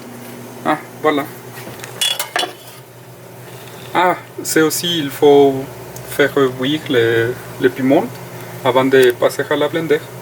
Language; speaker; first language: French; non-native, fluent; Spanish